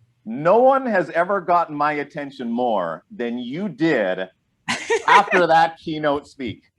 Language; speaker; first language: English; native; English